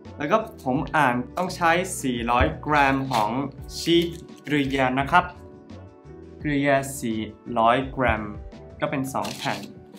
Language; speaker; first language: Thai; non-native, fluent; English